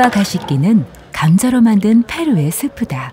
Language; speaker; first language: Korean; native; Korean